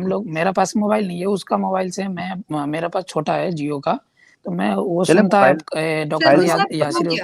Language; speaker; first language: Hindi; non-native, local second language; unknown